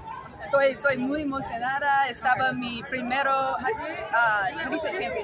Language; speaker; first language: Spanish; non-native, learner; English